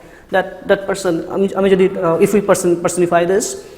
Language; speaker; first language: English; non-native, local second language; Assamese